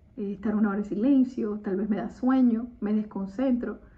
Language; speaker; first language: Spanish; native; Spanish